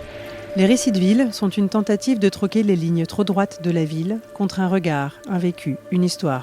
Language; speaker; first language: French; native; French